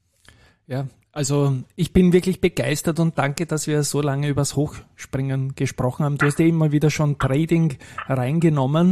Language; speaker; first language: German; native; German